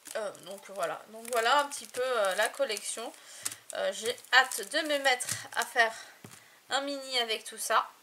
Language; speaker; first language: French; native; French